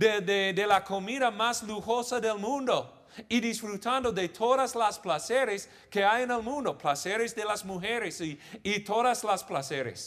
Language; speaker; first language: Spanish; non-native, fluent; English